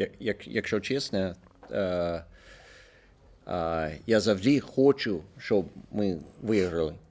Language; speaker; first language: Ukrainian; non-native, local second language; Russian